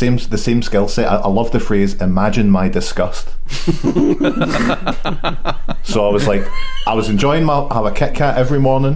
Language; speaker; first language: English; native; English